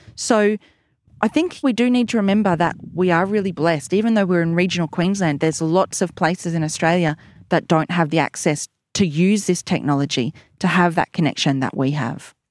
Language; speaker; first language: English; native; English